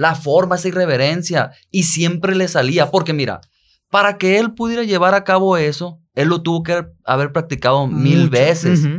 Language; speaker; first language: Spanish; native; Spanish